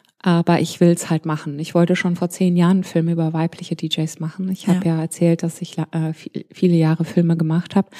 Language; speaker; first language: German; early bilingual, heritage; German